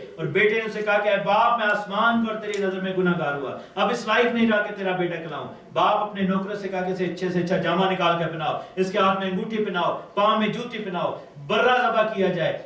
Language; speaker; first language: Urdu; non-native, local second language; Pashto